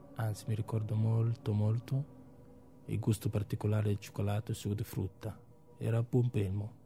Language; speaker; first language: Italian; non-native, fluent; Arabic